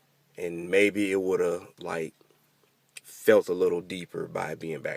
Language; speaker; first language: English; native; English